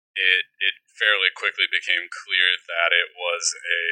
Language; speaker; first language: English; native; English